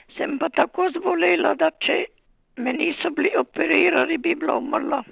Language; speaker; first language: Slovenian; native; Slovenian